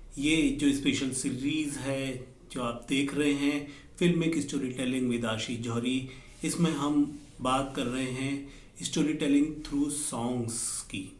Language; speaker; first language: Hindi; native; Hindi